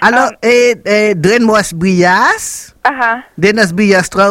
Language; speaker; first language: French; non-native, local second language; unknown